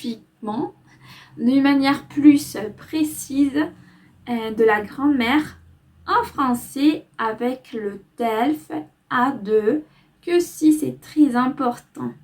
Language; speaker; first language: French; non-native, fluent; Spanish